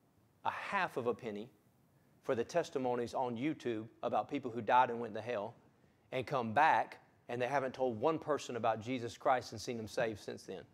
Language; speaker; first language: English; native; English